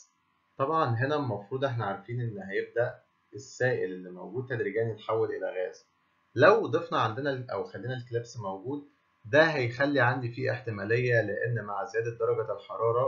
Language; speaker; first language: Arabic; native; Arabic